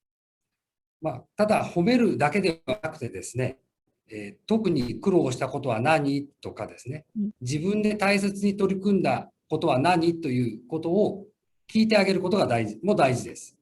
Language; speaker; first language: Japanese; native; Japanese